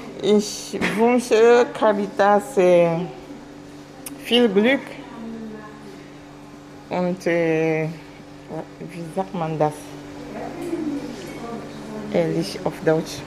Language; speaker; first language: German; non-native, learner; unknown